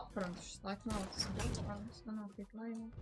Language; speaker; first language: Latvian; native; Latvian